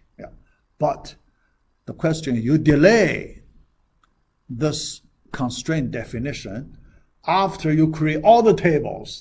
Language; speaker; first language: English; non-native, fluent; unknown